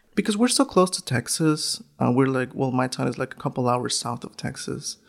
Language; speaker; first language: English; non-native, fluent; Spanish